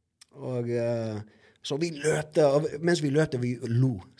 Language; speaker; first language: Norwegian; non-native, fluent; English